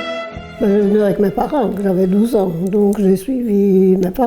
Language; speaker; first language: French; early bilingual, other home language; Italian